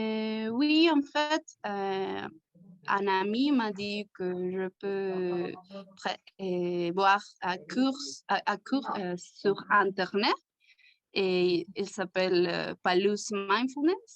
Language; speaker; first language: French; non-native, learner; Spanish